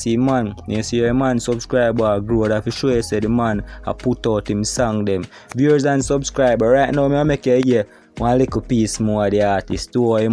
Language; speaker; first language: English; non-native, local second language; Jamaican Creole English